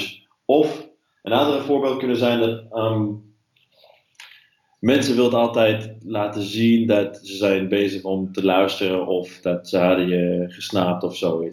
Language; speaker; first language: Dutch; non-native, fluent; English